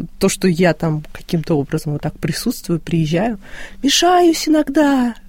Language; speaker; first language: Russian; native; Russian